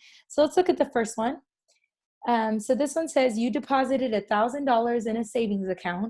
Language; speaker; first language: English; native; English